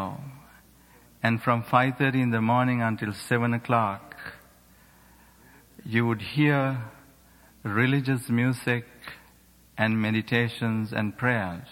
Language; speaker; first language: English; non-native, local second language; Sinhala